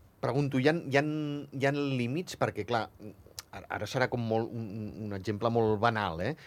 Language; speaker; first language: Catalan; native; Catalan